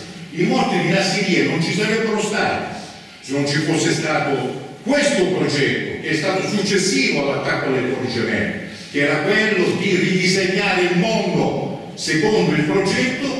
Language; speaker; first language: Italian; native; Italian